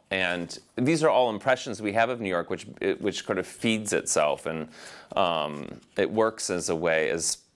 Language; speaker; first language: English; native; English